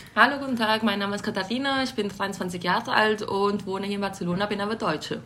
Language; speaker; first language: German; early bilingual, heritage; German